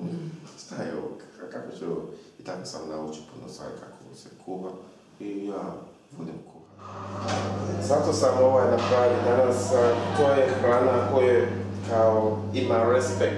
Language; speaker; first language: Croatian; non-native, learner; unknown